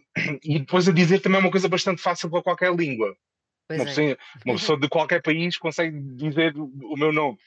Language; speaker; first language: Portuguese; native; Portuguese